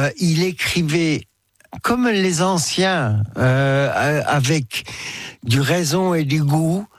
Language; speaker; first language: French; non-native, fluent; English